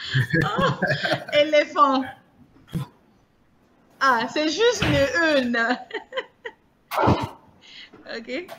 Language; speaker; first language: French; non-native, fluent; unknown